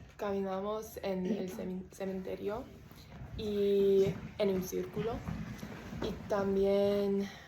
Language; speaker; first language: Spanish; non-native, learner; English